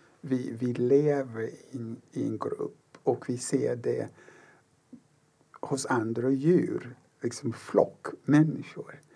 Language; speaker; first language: Swedish; non-native, fluent; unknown